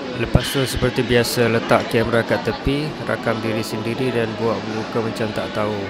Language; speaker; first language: Malay; non-native, fluent; Western Cham